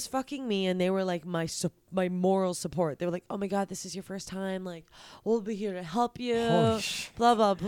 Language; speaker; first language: English; native; English